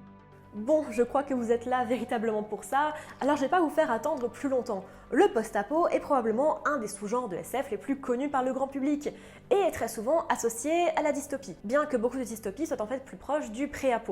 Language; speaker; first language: French; native; French